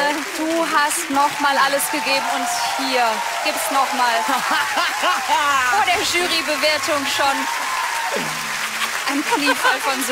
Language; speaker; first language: German; native; German